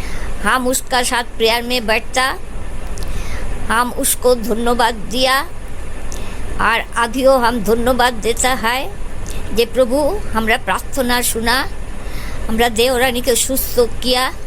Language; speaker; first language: Hindi; non-native, local second language; Bangla